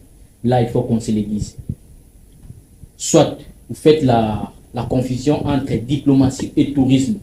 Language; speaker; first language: French; non-native, local second language; Lingala